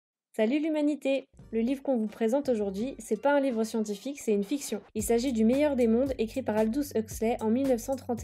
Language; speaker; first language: French; native; French